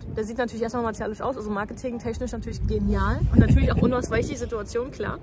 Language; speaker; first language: German; native; German